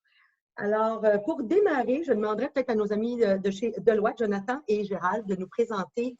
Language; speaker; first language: French; native; French